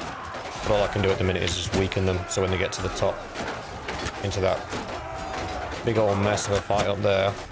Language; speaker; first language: English; native; English